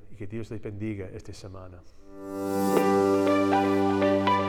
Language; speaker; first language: Spanish; non-native, learner; English